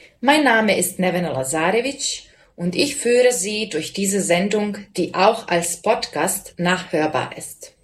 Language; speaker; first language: German; non-native, fluent; Serbian